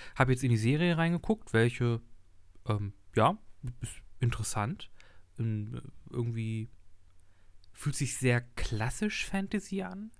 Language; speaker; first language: German; native; German